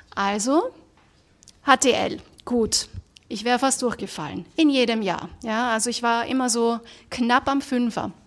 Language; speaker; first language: German; early bilingual, other home language; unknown